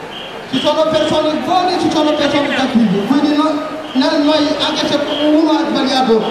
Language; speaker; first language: Italian; non-native, learner; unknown